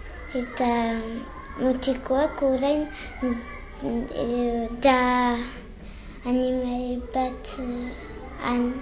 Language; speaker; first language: Basque; non-native, local second language; French